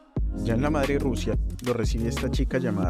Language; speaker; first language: Spanish; native; Spanish